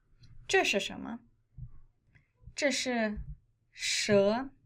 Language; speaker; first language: Chinese; non-native, fluent; English